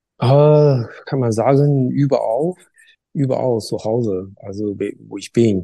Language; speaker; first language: German; non-native, learner; Chinese